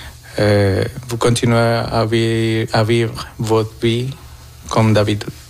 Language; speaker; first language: French; non-native, fluent; Spanish